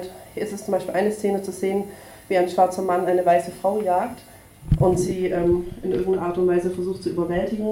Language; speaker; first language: German; native; German